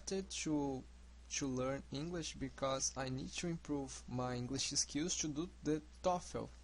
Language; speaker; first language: English; non-native, learner; Portuguese